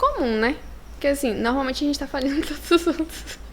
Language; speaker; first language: Portuguese; native; Portuguese